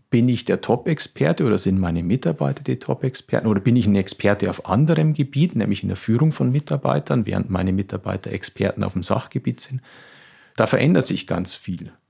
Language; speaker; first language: German; native; German